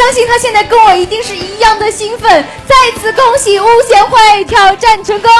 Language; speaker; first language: Chinese; native; Chinese